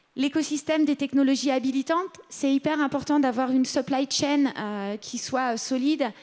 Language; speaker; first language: French; native; French